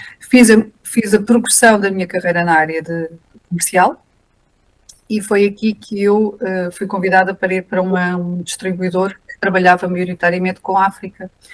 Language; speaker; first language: Portuguese; native; Portuguese